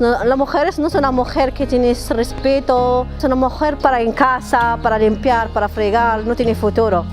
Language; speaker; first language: Spanish; non-native, learner; Arabic